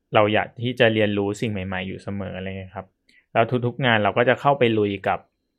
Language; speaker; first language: Thai; native; Thai